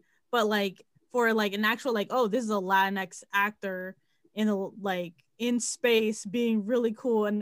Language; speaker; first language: English; native; English